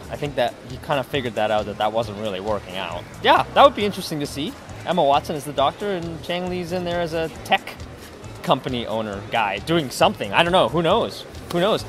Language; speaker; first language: English; early bilingual, other home language; Cantonese